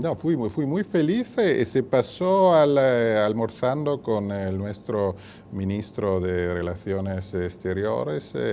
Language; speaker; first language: Spanish; non-native, fluent; Italian